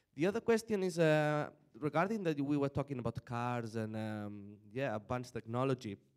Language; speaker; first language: English; non-native, fluent; Spanish